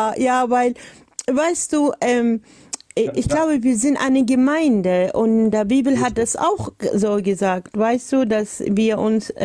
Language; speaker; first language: German; non-native, learner; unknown